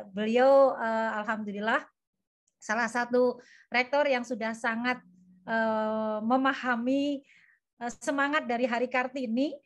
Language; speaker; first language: Indonesian; native; Indonesian